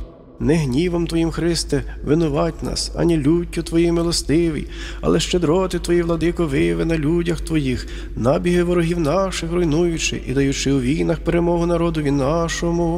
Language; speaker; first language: Ukrainian; native; Ukrainian